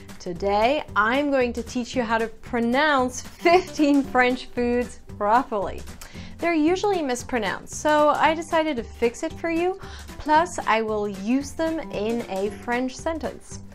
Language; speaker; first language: English; non-native, fluent; French